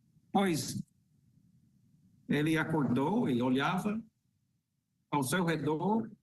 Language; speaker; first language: Portuguese; non-native, fluent; English